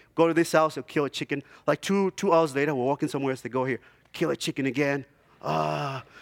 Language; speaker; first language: English; non-native, local second language; Shona